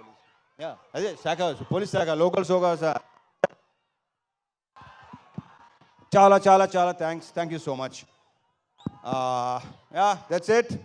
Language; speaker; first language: Telugu; native; Telugu